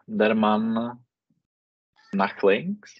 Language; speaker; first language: German; non-native, learner; Czech